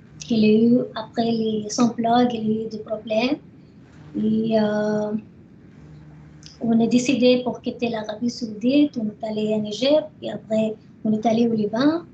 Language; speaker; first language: French; non-native, learner; Arabic